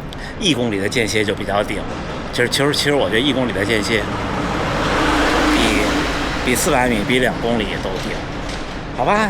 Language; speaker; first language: Chinese; native; Chinese